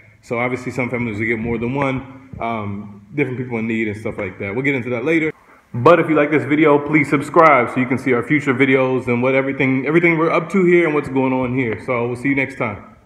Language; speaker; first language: English; native; English